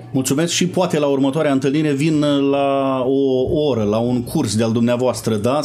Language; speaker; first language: Romanian; native; Romanian